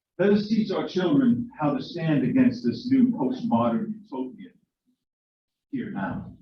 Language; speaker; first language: English; native; English